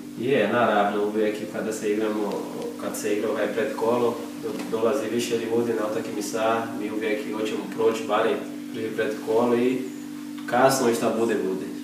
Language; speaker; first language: Croatian; non-native, learner; Portuguese